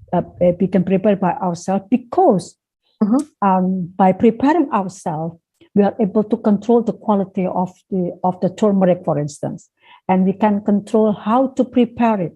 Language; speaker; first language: English; non-native, fluent; Indonesian